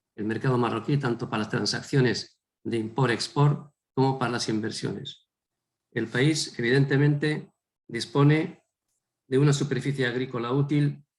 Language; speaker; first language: Spanish; non-native, fluent; Arabic